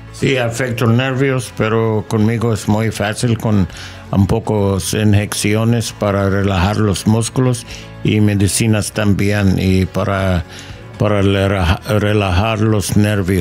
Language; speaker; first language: Spanish; non-native, learner; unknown